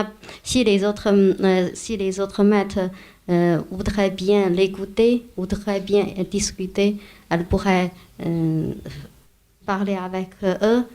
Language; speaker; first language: French; non-native, fluent; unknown